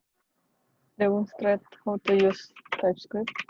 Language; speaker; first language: English; non-native, learner; Indonesian